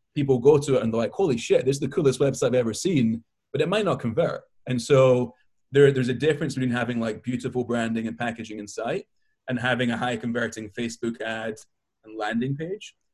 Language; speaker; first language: English; native; English